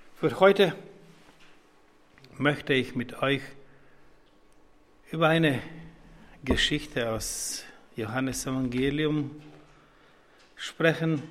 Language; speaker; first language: German; non-native, fluent; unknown